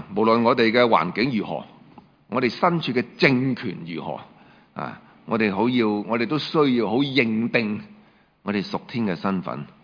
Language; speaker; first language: Chinese; non-native, local second language; Cantonese